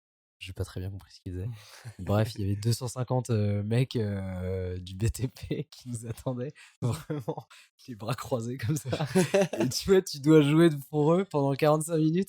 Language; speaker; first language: French; native; French